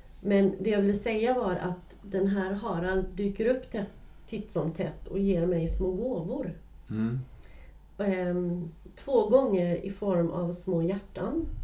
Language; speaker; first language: Swedish; native; Swedish